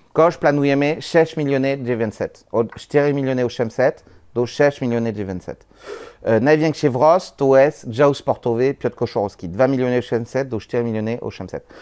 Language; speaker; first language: Polish; non-native, learner; French